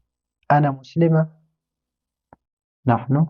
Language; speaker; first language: Arabic; non-native, fluent; Urdu